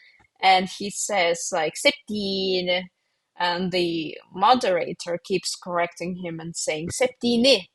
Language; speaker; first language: English; non-native, fluent; Lithuanian